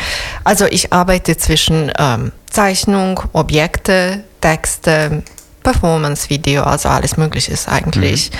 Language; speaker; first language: German; non-native, learner; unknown